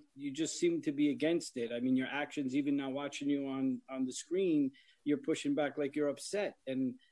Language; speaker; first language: English; native; English